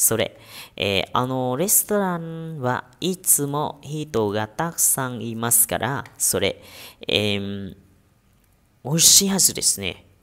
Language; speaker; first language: Japanese; non-native, fluent; Vietnamese